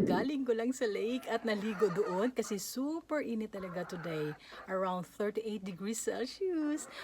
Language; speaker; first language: Filipino; native; Filipino